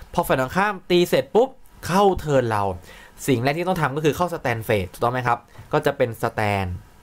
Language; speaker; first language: Thai; native; Thai